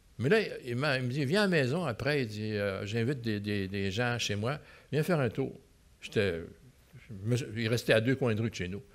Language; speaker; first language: French; native; French